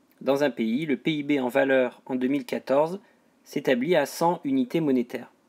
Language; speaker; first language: French; native; French